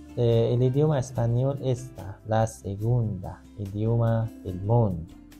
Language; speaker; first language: Spanish; non-native, learner; Persian